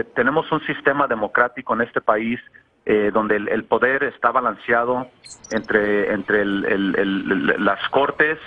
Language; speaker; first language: Spanish; native; Spanish